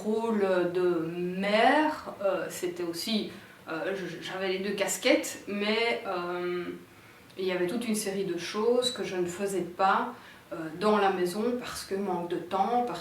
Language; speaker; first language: French; native; French